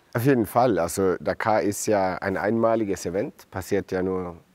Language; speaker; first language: German; non-native, fluent; Swedish